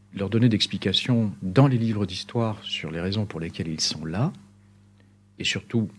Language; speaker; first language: French; non-native, local second language; Arabic